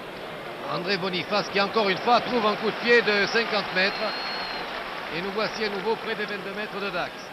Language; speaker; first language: French; native; French